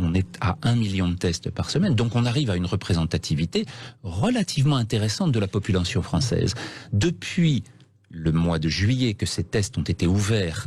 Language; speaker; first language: French; native; French